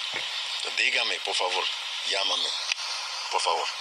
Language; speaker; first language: Spanish; non-native, learner; English